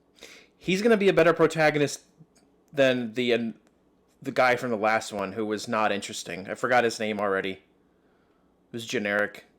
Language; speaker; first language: English; native; English